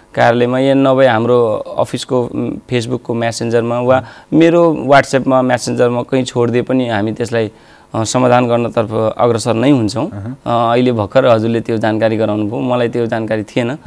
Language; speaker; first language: Nepali; non-native, local second language; Dangaura Tharu